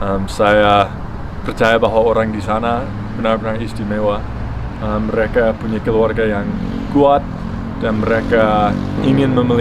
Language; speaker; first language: Indonesian; non-native, fluent; English